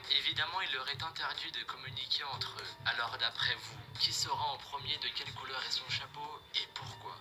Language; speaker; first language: French; native; French